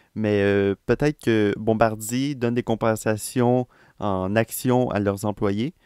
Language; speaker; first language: French; native; French